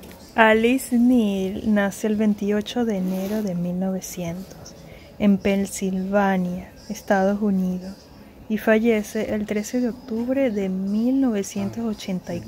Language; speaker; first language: Spanish; native; Spanish